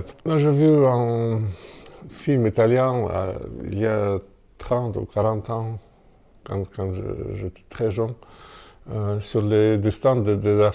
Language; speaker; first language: French; non-native, fluent; Russian